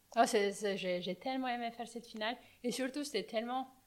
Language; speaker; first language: French; non-native, fluent; Romanian